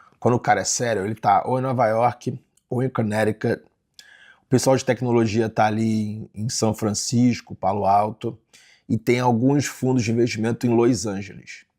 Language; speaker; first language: Portuguese; early bilingual, heritage; Portuguese